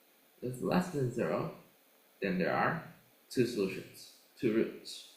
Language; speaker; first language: English; non-native, fluent; Indonesian